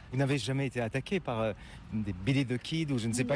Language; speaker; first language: French; native; French